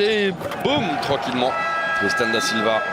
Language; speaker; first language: French; native; French